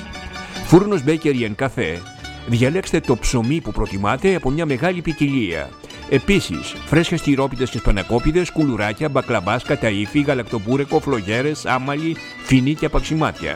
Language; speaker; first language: Greek; native; Greek